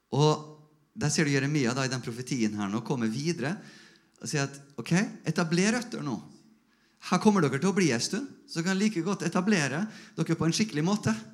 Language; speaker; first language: Norwegian; native; Norwegian